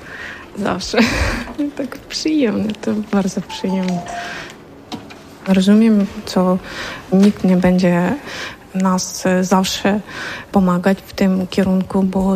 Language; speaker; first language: Polish; non-native, learner; Ukrainian